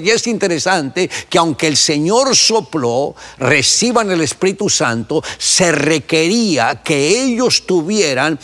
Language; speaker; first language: Spanish; native; Spanish